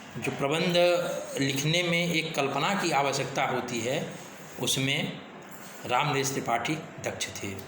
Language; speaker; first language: Hindi; native; Hindi